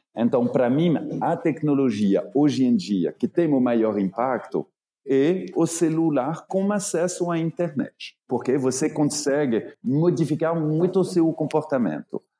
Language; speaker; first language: Portuguese; non-native, fluent; French